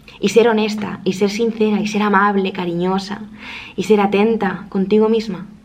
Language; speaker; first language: Spanish; native; Spanish